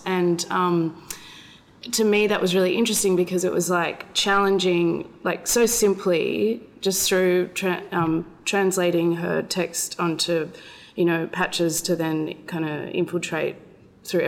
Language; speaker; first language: English; native; English